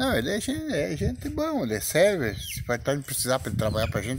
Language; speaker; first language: Portuguese; native; Portuguese